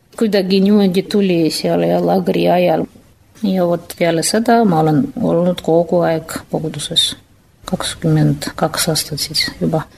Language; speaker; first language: Estonian; non-native, fluent; Russian